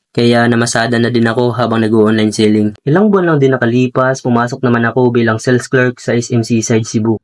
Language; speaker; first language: Filipino; non-native, local second language; Cebuano